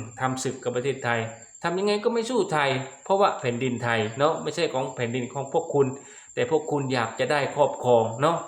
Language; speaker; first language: Thai; non-native, local second language; Lao